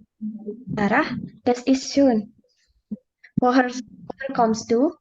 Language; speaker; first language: German; non-native, learner; Indonesian